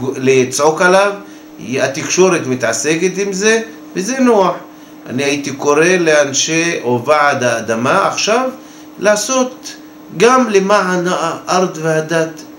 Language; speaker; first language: Hebrew; non-native, local second language; Arabic